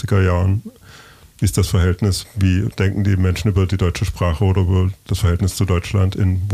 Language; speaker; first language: German; native; German